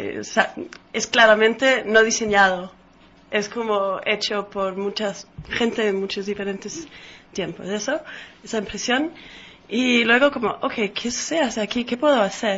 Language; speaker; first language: Spanish; non-native, fluent; Danish